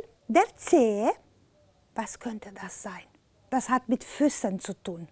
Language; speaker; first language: German; non-native, fluent; Romanian